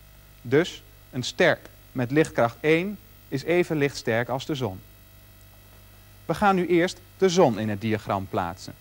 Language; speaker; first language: Dutch; native; Dutch